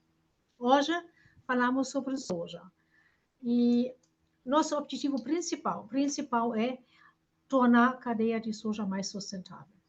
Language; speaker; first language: Portuguese; non-native, fluent; German